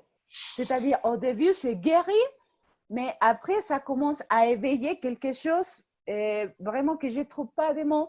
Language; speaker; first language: French; non-native, fluent; Spanish